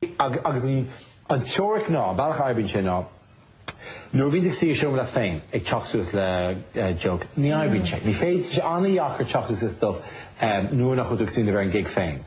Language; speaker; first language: Irish; native; Irish